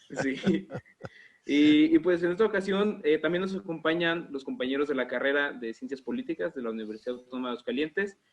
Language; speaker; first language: Spanish; native; Spanish